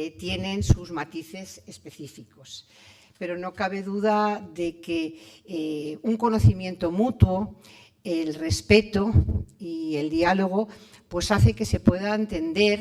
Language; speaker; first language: Spanish; native; Spanish